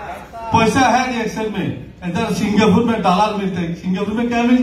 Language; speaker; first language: Hindi; non-native, learner; Bangla